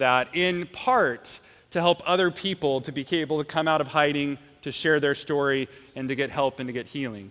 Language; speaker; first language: English; native; English